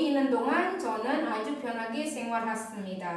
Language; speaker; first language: Korean; non-native, fluent; Indonesian